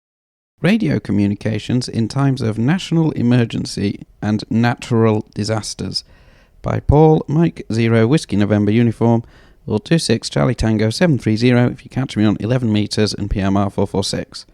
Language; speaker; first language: English; native; English